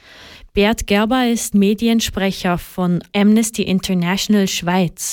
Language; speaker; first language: German; native; German